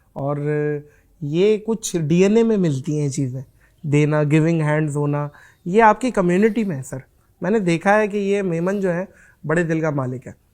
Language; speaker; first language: Urdu; native; Urdu